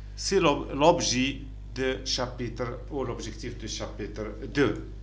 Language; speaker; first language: French; non-native, local second language; Arabic